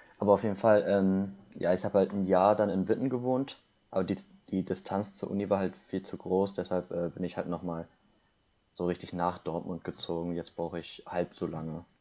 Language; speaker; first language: German; early bilingual, other home language; Korean